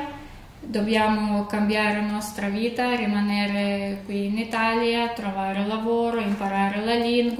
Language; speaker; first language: Italian; non-native, learner; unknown